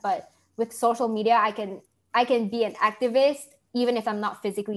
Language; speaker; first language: English; non-native, local second language; Malay